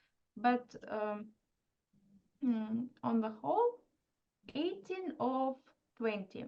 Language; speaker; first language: English; non-native, fluent; Russian